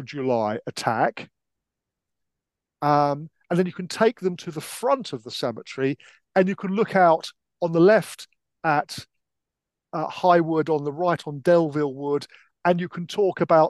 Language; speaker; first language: English; native; English